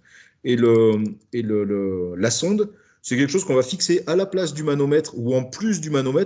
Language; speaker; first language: French; native; French